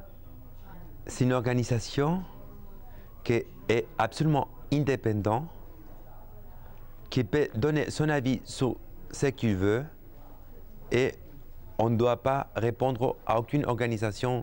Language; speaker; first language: French; non-native, fluent; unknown